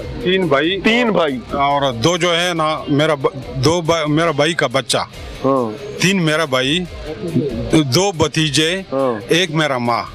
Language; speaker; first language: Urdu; non-native, local second language; Pashto